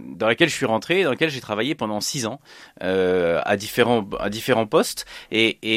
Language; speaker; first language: French; native; French